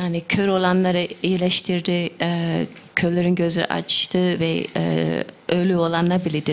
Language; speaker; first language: Turkish; non-native, fluent; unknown